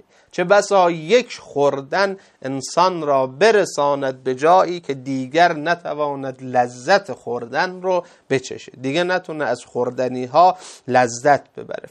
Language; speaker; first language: Persian; native; Persian